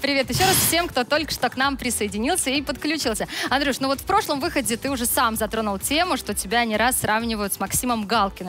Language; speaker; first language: Russian; native; Russian